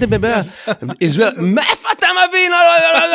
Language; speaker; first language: English; non-native, fluent; Hebrew